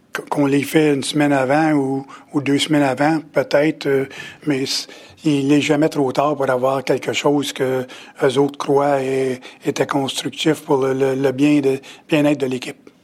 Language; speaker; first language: French; native; French